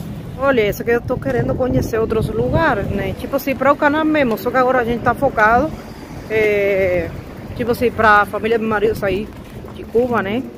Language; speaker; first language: Portuguese; non-native, fluent; Spanish